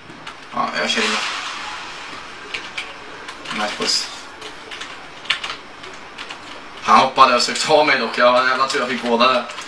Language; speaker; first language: Swedish; native; Swedish